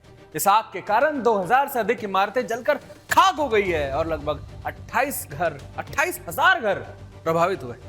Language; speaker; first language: Hindi; native; Hindi